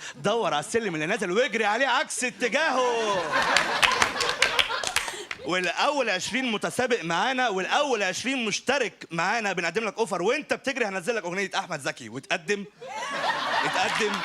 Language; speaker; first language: Arabic; native; Arabic